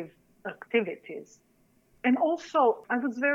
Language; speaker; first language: English; non-native, fluent; Serbian